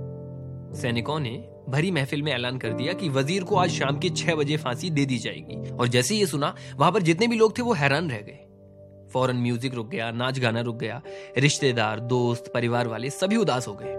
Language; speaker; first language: Hindi; native; Hindi